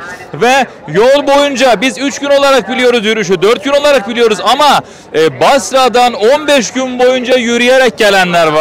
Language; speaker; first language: Turkish; native; Turkish